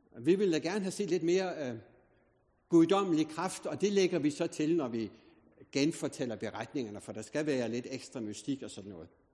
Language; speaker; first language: Danish; native; Danish